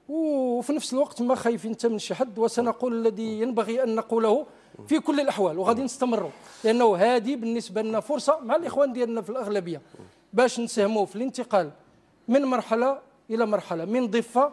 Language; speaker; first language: Arabic; native; Arabic